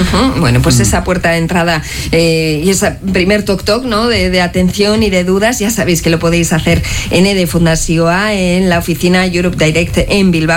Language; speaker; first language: Spanish; native; Spanish